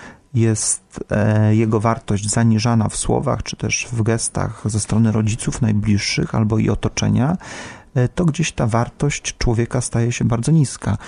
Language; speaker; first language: Polish; native; Polish